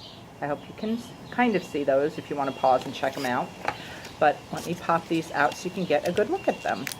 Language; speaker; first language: English; native; English